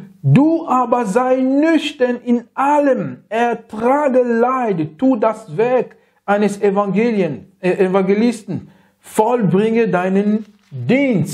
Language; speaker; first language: German; non-native, fluent; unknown